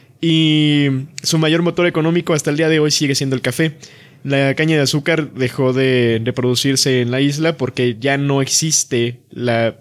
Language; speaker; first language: Spanish; native; Spanish